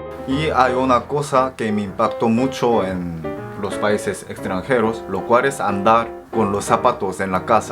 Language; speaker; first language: Spanish; non-native, fluent; Korean